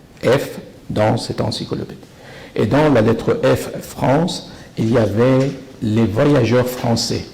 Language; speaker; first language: French; non-native, fluent; Persian